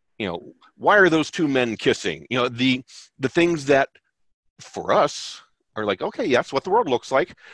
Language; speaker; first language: English; native; English